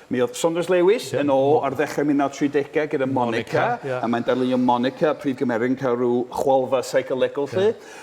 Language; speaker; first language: Welsh; non-native, fluent; English